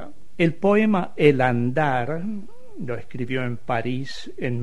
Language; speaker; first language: Spanish; native; Spanish